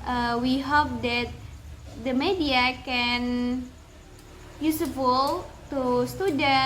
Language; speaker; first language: English; non-native, learner; Indonesian